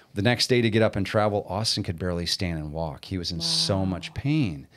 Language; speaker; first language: English; native; English